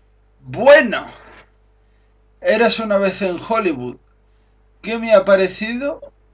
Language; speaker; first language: Spanish; native; Spanish